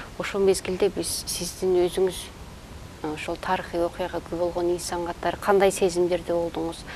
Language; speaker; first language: Kyrgyz; native; Kyrgyz